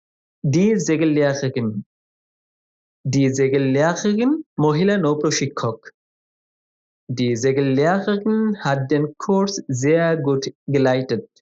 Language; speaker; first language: German; non-native, fluent; Bangla